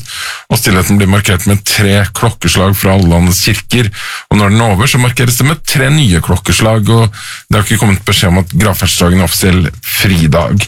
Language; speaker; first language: Norwegian; native; Norwegian